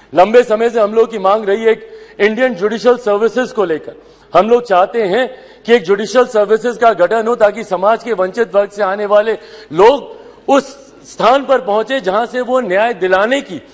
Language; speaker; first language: Hindi; native; Hindi